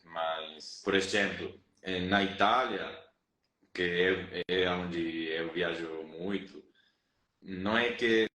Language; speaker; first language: Portuguese; non-native, fluent; Spanish